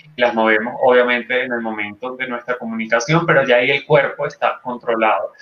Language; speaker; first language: Spanish; native; Spanish